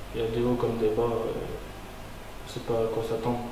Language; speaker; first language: French; native; French